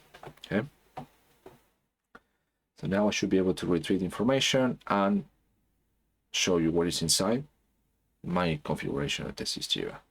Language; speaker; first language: English; non-native, fluent; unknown